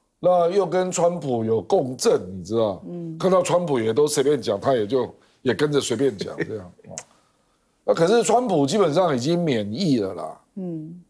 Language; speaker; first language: Chinese; native; Chinese